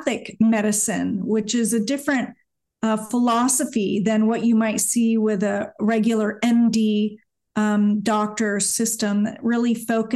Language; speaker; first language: English; native; English